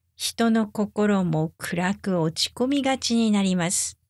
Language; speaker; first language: Japanese; native; Japanese